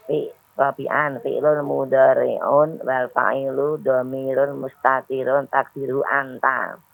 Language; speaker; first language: Arabic; non-native, learner; Indonesian